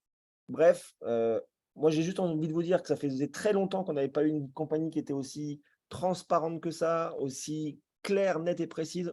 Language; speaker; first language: French; native; French